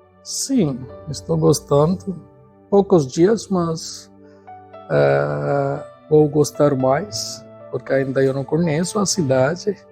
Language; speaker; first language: Portuguese; non-native, fluent; Tamil